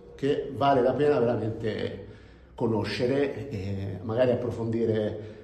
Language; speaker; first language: Italian; native; Italian